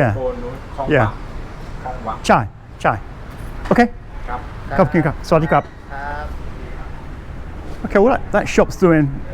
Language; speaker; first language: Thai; non-native, learner; English